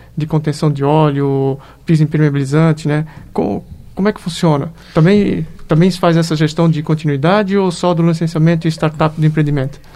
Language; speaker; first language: Portuguese; native; Portuguese